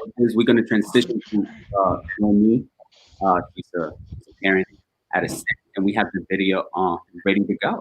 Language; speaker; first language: English; early bilingual, other home language; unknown